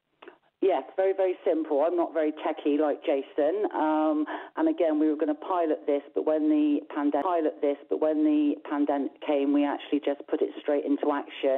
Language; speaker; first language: English; native; English